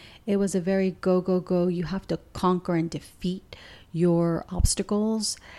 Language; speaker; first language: English; non-native, fluent; Spanish